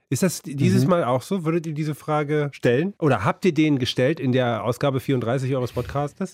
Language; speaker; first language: German; native; German